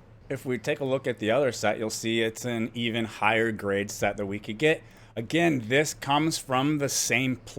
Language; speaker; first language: English; native; English